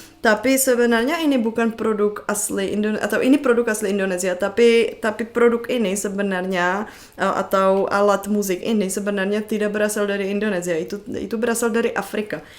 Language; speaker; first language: Indonesian; non-native, fluent; Czech